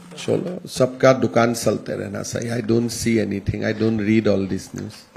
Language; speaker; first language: English; non-native, local second language; Assamese